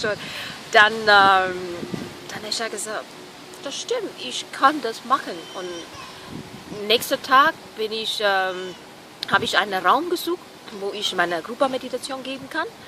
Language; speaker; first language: German; non-native, fluent; Burmese